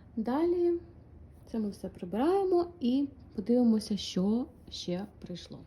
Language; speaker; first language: Ukrainian; non-native, local second language; Russian